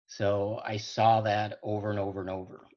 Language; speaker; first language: English; native; English